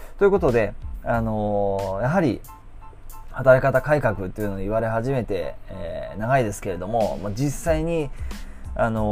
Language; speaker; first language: Japanese; native; Japanese